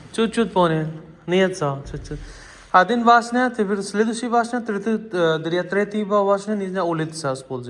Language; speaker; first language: Russian; non-native, learner; Hindi